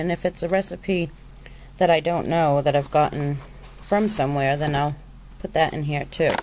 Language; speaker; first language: English; native; English